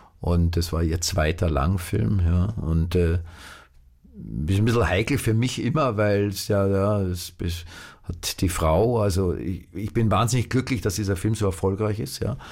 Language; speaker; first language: German; native; German